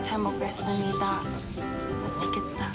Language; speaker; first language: Korean; non-native, learner; Cantonese